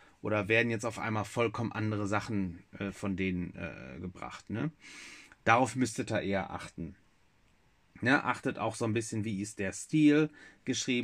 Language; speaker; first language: German; native; German